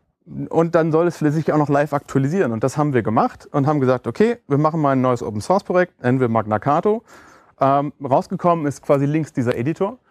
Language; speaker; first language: German; native; German